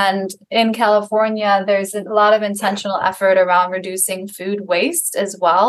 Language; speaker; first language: English; native; English